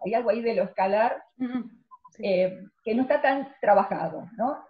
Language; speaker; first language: Spanish; native; Spanish